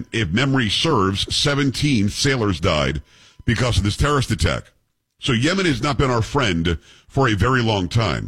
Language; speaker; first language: English; native; English